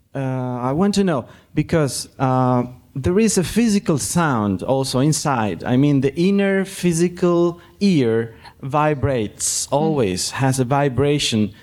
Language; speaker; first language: English; non-native, fluent; Spanish